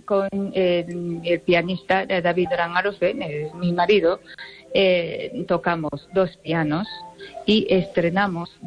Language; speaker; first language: Spanish; non-native, learner; Japanese